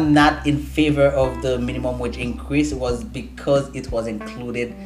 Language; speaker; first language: English; non-native, fluent; Haitian Creole